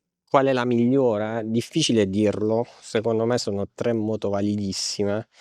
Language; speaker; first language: Italian; native; Italian